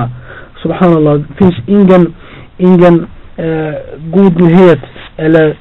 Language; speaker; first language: Swedish; non-native, fluent; Albanian